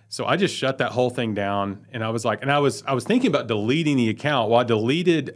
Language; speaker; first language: English; native; English